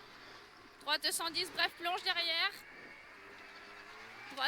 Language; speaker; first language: French; native; French